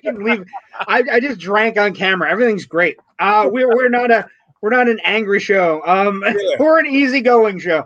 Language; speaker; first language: English; native; English